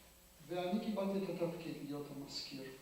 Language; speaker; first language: Hebrew; non-native, fluent; Polish